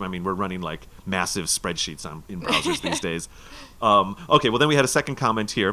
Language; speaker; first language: English; native; English